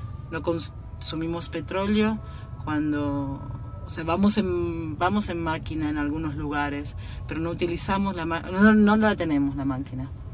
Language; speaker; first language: Spanish; native; Spanish